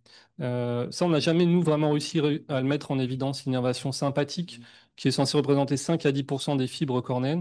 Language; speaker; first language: French; native; French